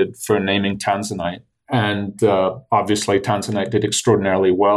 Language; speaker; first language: English; native; English